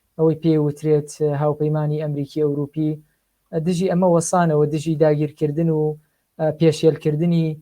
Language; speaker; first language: Central Kurdish; native; Central Kurdish